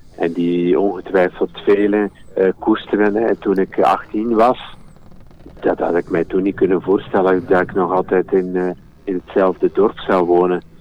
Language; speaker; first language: Dutch; native; Dutch